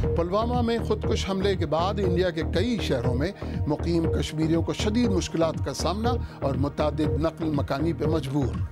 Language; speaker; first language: Urdu; native; Urdu